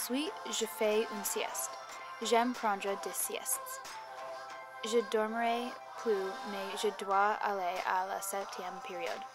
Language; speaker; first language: French; non-native, learner; English